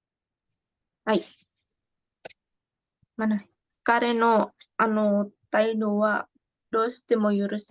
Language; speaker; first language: Japanese; non-native, learner; Indonesian